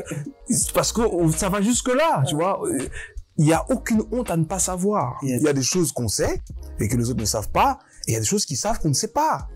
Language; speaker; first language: French; native; French